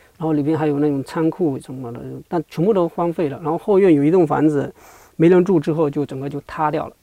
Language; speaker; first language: Chinese; native; Chinese